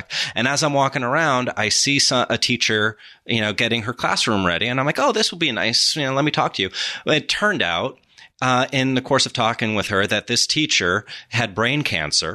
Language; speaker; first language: English; native; English